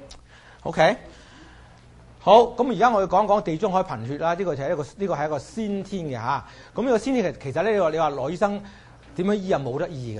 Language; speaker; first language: Chinese; native; Chinese